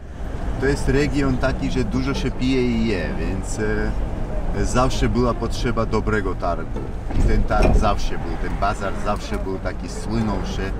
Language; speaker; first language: Polish; non-native, fluent; Georgian